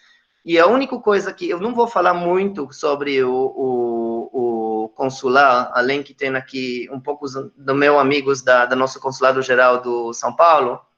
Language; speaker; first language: Portuguese; non-native, fluent; Hebrew